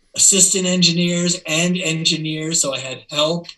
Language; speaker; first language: English; native; English